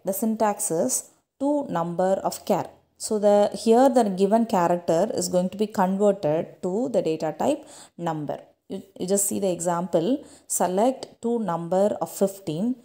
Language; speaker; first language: English; non-native, local second language; Tamil